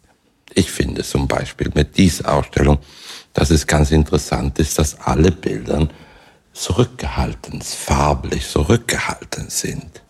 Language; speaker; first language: German; non-native, fluent; Swedish